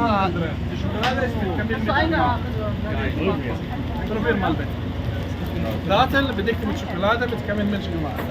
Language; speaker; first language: German; non-native, fluent; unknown